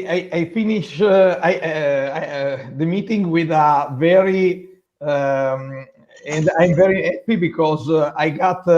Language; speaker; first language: English; non-native, fluent; Italian